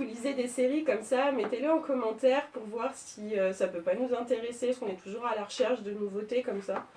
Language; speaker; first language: French; native; French